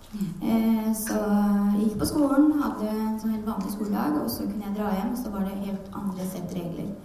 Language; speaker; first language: Norwegian; early bilingual, other home language; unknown